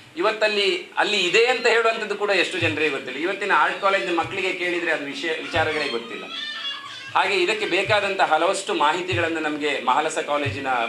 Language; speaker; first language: Kannada; native; Kannada